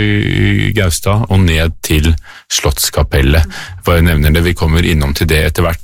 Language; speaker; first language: Norwegian; native; Norwegian